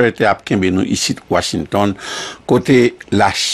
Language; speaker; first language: French; early bilingual, heritage; Haitian Creole